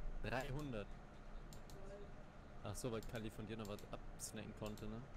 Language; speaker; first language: German; native; German